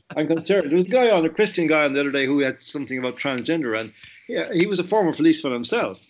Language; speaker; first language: English; native; English